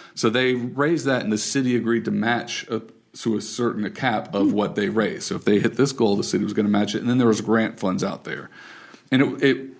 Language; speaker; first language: English; native; English